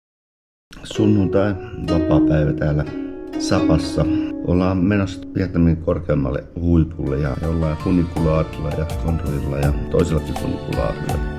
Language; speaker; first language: Finnish; native; Finnish